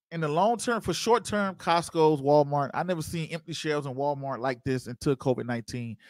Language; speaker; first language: English; native; English